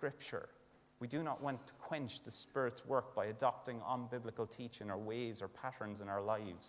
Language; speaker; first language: English; native; English